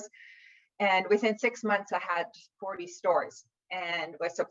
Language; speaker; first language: English; non-native, fluent; German